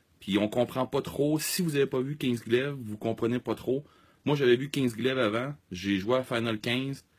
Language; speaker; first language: French; native; French